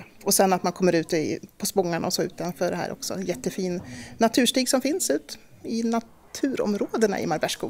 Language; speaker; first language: Swedish; native; Swedish